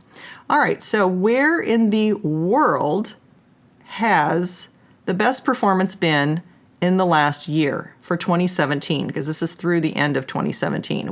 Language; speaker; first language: English; native; English